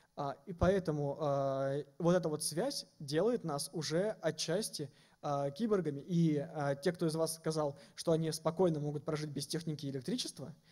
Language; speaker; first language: Russian; native; Russian